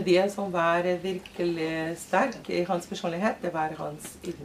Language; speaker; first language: Norwegian; non-native, fluent; Portuguese